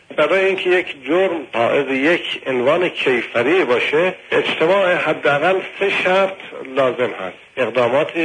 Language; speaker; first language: Persian; native; Persian